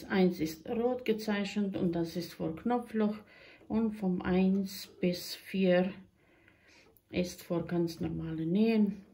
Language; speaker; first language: German; non-native, fluent; Croatian